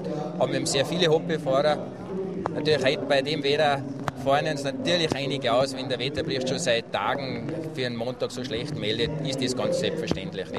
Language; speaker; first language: German; native; German